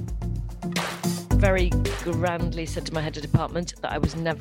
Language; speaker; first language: English; native; English